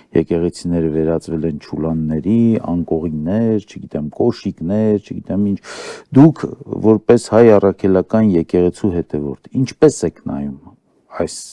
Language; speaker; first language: Armenian; native; Armenian